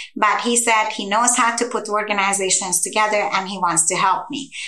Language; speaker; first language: English; non-native, fluent; Hungarian